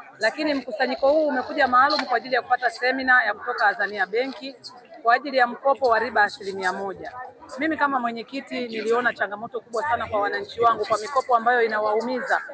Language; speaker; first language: Swahili; native; Swahili